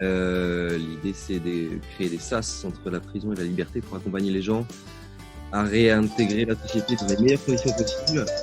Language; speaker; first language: French; native; French